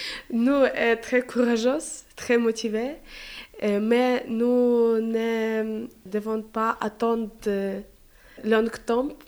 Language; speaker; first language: French; non-native, learner; Ukrainian